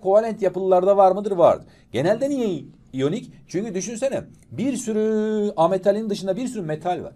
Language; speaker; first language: Turkish; native; Turkish